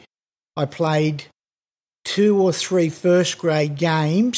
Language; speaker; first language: English; native; English